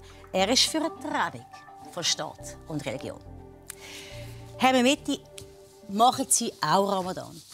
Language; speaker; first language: German; native; German